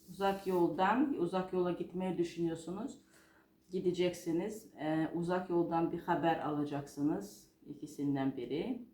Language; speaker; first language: Turkish; non-native, fluent; Georgian